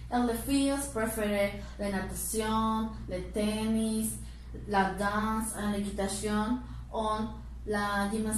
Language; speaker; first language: French; non-native, learner; Spanish